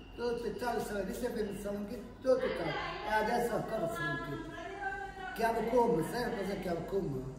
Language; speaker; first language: Italian; native; Italian